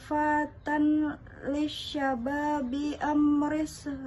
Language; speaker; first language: Arabic; non-native, learner; Indonesian